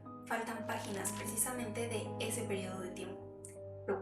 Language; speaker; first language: Spanish; native; Spanish